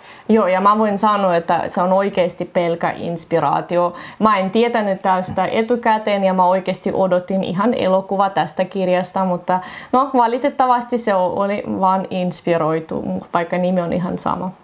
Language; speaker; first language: Finnish; non-native, fluent; Russian